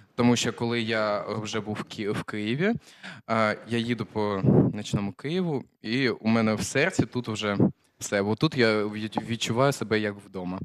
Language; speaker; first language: Ukrainian; early bilingual, heritage; Russian